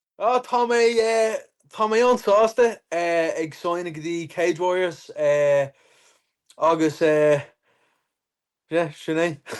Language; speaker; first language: Irish; non-native, local second language; English